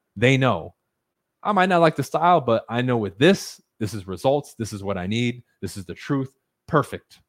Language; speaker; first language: English; early bilingual, other home language; Spanish